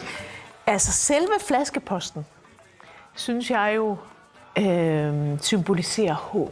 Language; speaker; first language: Danish; native; Danish